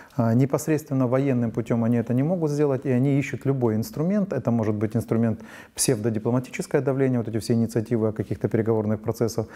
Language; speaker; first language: Russian; non-native, local second language; Ukrainian